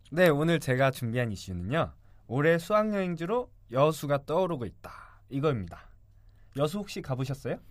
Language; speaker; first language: Korean; native; Korean